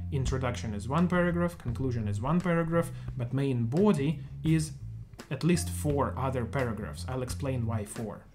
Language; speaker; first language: English; non-native, fluent; Russian